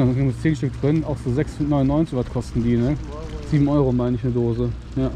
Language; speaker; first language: German; native; German